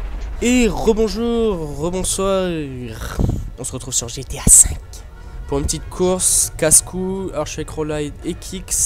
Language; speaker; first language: French; native; French